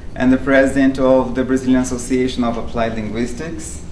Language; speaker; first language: English; non-native, fluent; Portuguese